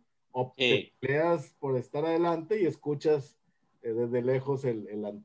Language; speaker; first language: Spanish; native; Spanish